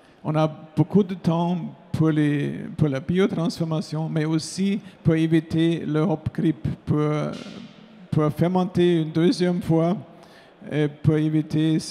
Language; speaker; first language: French; non-native, fluent; German